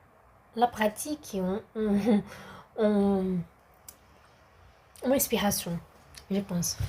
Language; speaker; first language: French; non-native, learner; Portuguese